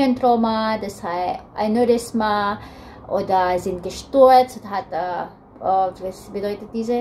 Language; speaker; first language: German; non-native, learner; Filipino